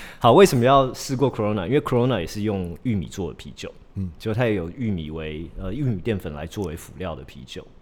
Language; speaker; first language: Chinese; early bilingual, heritage; Chinese